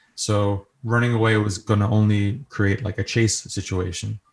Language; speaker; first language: English; native; English